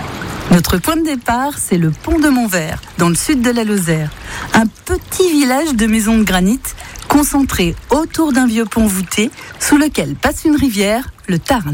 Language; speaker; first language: French; native; French